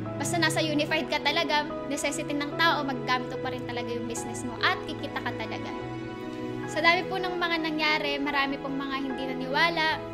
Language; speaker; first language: Filipino; native; Filipino